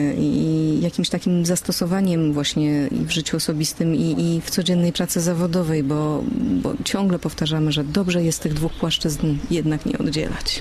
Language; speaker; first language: Polish; native; Polish